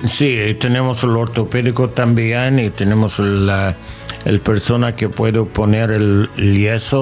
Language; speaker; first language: Spanish; non-native, learner; English